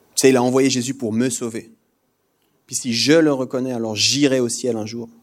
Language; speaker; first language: French; native; French